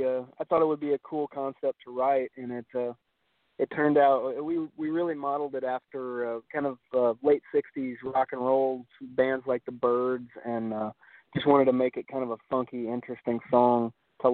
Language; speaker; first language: English; native; English